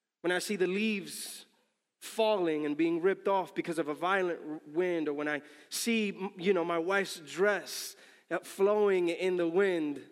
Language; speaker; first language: English; early bilingual, other home language; Spanish